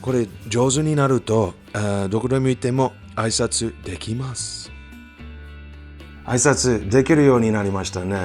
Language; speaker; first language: Japanese; non-native, fluent; English